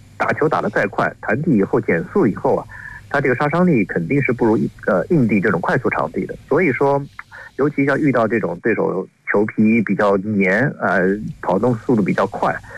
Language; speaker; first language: Chinese; native; Chinese